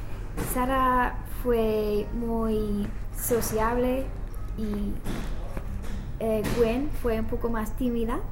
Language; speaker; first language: Spanish; non-native, learner; English